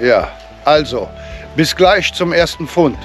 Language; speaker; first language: German; native; German